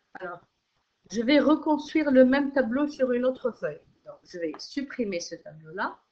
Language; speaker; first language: French; non-native, local second language; Arabic